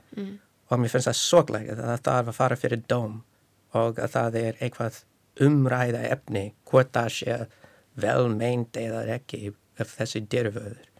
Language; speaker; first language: Icelandic; non-native, fluent; English